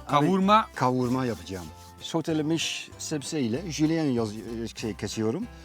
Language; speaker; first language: Turkish; non-native, fluent; Dutch